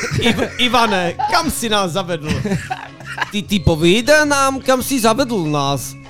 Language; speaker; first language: Czech; native; Czech